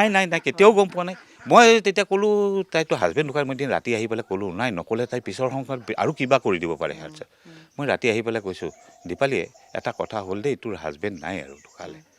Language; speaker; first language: Assamese; native; Assamese